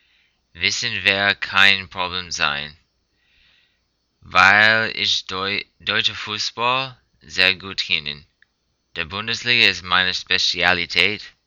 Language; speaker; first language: German; non-native, learner; English